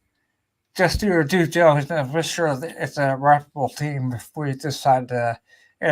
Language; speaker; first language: English; native; English